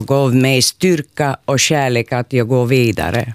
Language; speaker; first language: Swedish; non-native, learner; Finnish